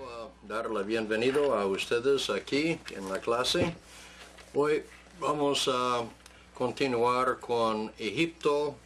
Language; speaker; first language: Spanish; non-native, fluent; English